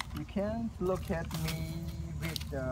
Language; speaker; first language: English; non-native, learner; Khmer